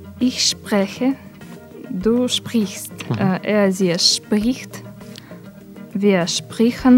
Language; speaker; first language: German; non-native, learner; Russian